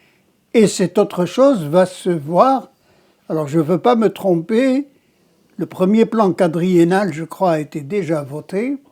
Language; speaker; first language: French; non-native, local second language; Arabic